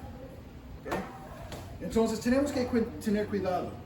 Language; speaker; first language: Spanish; non-native, fluent; English